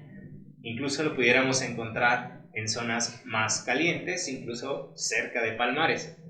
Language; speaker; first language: Spanish; native; Spanish